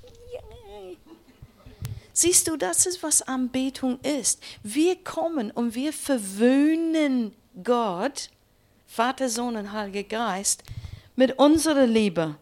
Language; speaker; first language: German; non-native, learner; English